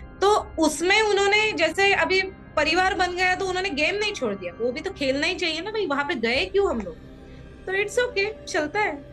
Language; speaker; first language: Hindi; non-native, local second language; Marathi